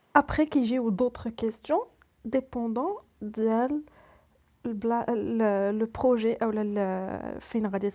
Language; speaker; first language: Arabic; native; Arabic